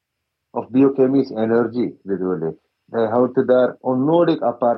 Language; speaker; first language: Dutch; non-native, fluent; Malayalam